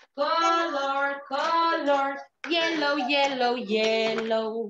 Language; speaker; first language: English; non-native, learner; Spanish